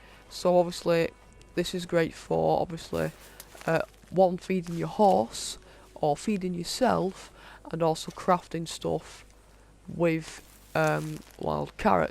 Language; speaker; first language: English; native; English